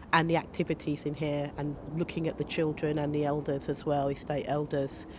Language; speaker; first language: English; native; English